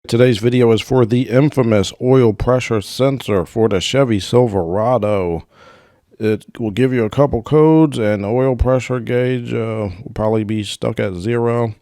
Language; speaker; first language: English; native; English